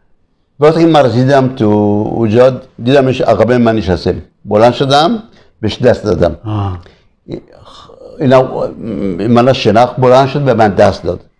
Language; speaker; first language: Persian; early bilingual, other home language; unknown